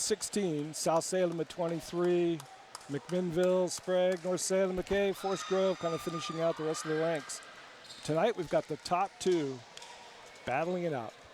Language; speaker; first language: English; native; English